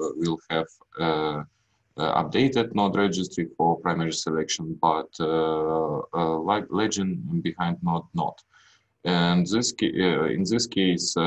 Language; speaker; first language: English; non-native, learner; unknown